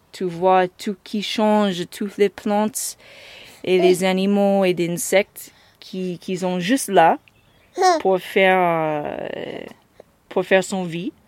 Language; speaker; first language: French; non-native, fluent; English